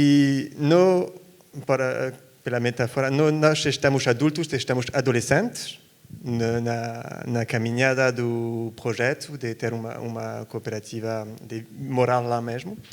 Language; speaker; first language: Portuguese; non-native, fluent; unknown